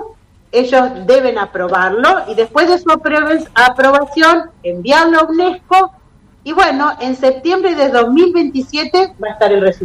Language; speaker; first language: Spanish; native; Spanish